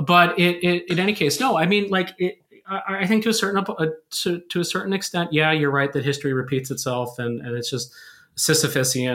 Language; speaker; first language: English; native; English